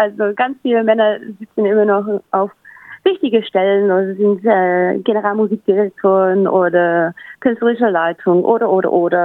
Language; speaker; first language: German; native; German